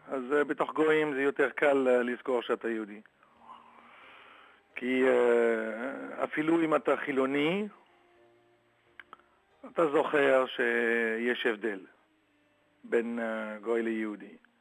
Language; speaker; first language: Hebrew; non-native, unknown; French